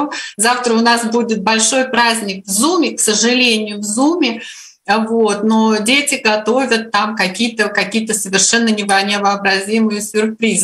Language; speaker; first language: Russian; native; Russian